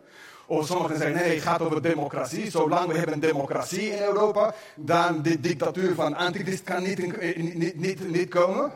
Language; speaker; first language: Dutch; non-native, fluent; English